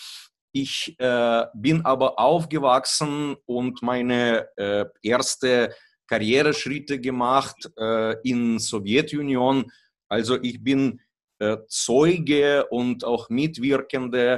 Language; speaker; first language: German; non-native, fluent; Russian